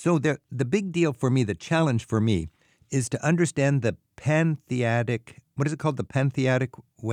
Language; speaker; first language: English; native; English